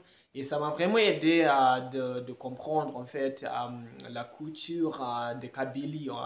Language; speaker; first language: French; non-native, fluent; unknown